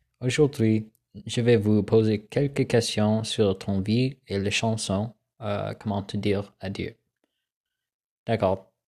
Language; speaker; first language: French; non-native, learner; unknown